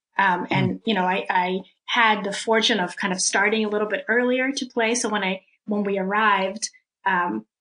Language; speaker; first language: English; early bilingual, other home language; Russian